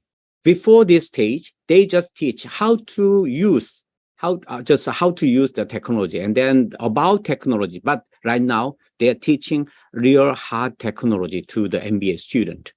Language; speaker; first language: English; non-native, fluent; Korean